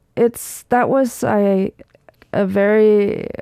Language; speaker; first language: English; early bilingual, heritage; Danish